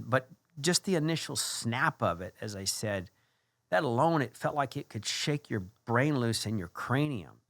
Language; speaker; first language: English; native; English